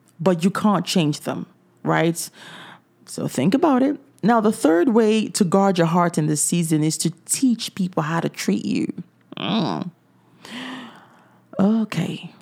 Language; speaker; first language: English; native; English